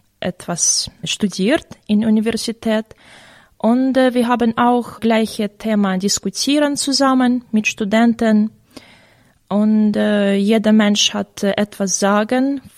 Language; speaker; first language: German; non-native, learner; Russian